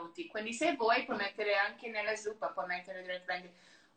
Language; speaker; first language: Italian; non-native, learner; English